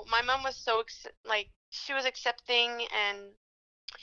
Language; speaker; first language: English; non-native, fluent; French